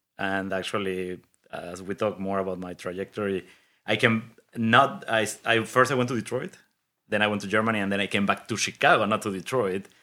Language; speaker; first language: English; non-native, fluent; Spanish